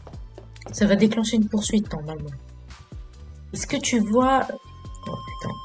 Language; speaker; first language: French; native; French